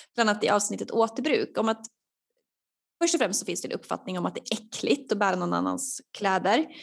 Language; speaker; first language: Swedish; native; Swedish